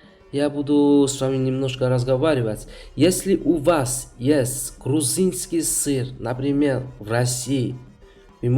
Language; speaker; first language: Russian; non-native, fluent; Georgian